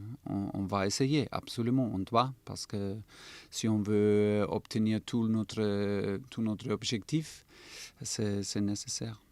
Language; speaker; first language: French; non-native, fluent; German